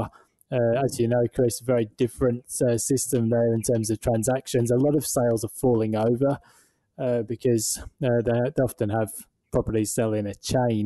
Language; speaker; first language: English; native; English